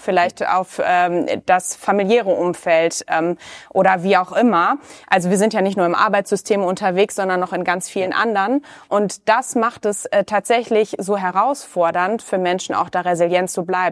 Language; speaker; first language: German; native; German